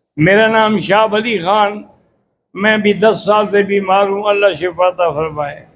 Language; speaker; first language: Urdu; native; Urdu